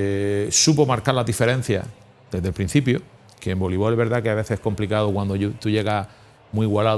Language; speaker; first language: Spanish; native; Spanish